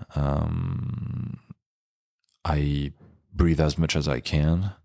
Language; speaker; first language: English; non-native, fluent; French